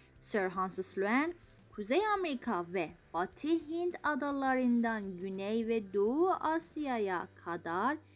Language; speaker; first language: Turkish; non-native, fluent; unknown